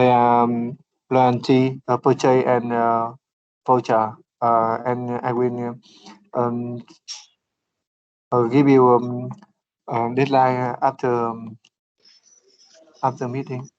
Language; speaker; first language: English; non-native, learner; Vietnamese